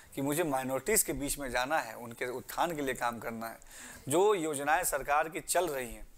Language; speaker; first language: Hindi; native; Hindi